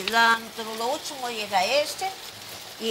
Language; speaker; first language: Spanish; non-native, fluent; Portuguese